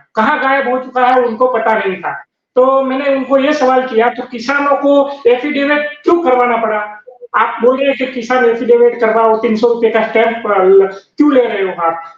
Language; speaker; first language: Hindi; non-native, local second language; Gujarati